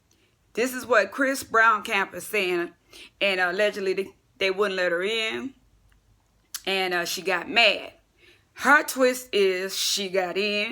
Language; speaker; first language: English; native; English